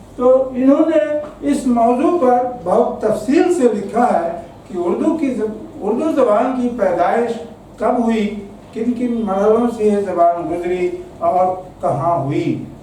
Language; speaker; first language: Urdu; native; Urdu